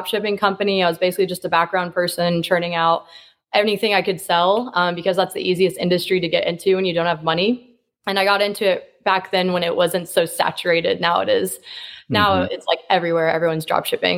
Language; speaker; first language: English; native; English